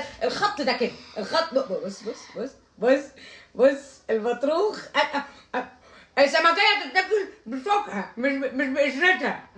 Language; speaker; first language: Arabic; native; Arabic